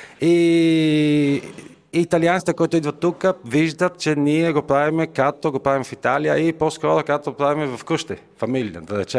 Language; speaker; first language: Bulgarian; non-native, fluent; Italian